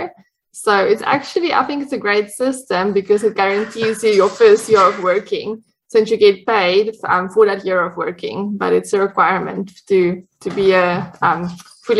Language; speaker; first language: English; non-native, local second language; Afrikaans